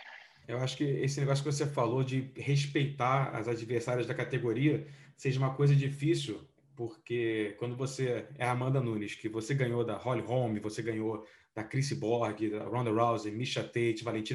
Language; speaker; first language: Portuguese; native; Portuguese